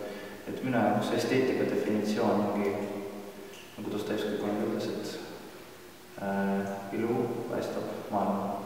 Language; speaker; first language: Estonian; native; Estonian